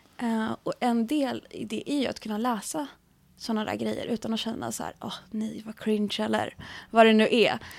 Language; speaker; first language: Swedish; native; Swedish